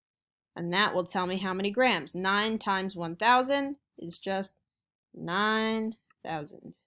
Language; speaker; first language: English; native; English